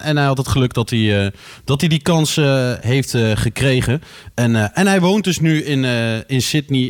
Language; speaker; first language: Dutch; native; Dutch